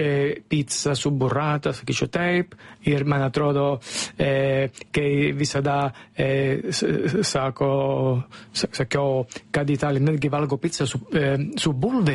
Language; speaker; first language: Lithuanian; non-native, learner; Italian